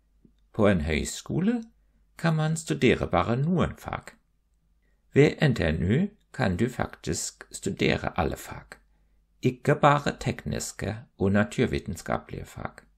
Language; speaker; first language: Norwegian; non-native, fluent; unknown